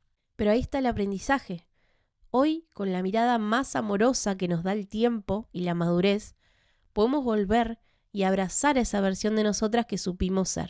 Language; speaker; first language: Spanish; native; Spanish